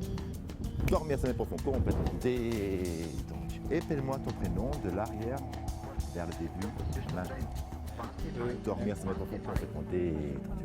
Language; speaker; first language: French; native; French